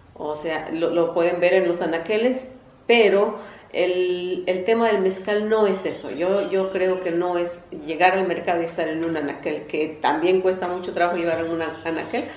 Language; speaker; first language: Spanish; non-native, local second language; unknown